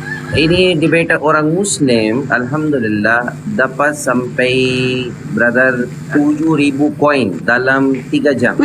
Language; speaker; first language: Indonesian; non-native, learner; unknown